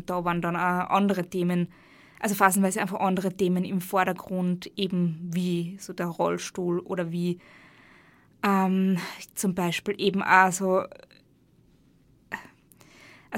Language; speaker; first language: German; native; German